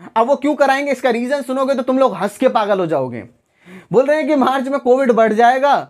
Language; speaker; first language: Hindi; native; Hindi